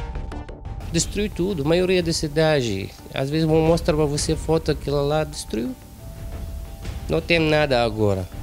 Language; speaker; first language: Portuguese; non-native, learner; Arabic